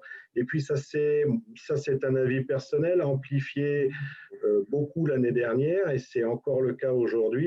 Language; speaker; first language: French; native; French